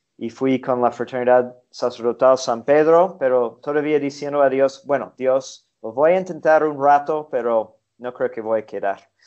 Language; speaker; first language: Spanish; non-native, fluent; English